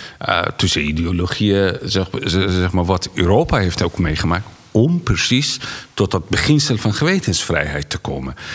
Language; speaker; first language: Dutch; non-native, fluent; Persian